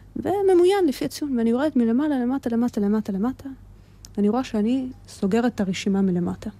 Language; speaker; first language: Hebrew; early bilingual, other home language; Russian